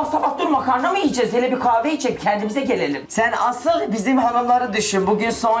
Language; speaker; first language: Turkish; native; Turkish